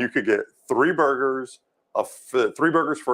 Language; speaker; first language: English; native; English